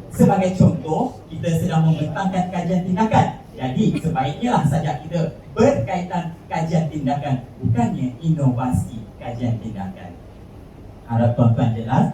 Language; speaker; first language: Malay; native; Malay